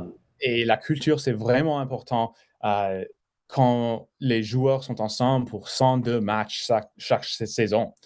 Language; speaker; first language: French; non-native, fluent; English